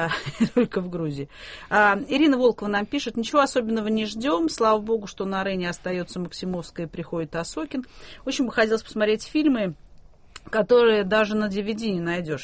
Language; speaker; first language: Russian; native; Russian